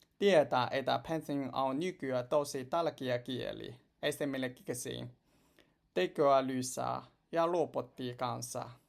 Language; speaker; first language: Finnish; non-native, learner; Chinese